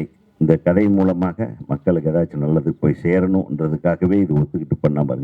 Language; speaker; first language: Tamil; native; Tamil